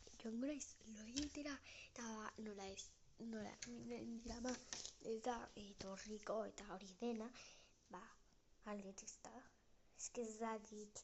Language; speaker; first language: Basque; non-native, learner; Spanish